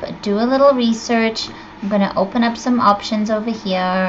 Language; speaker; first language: English; native; English